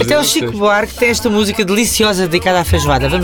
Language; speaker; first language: Portuguese; native; Portuguese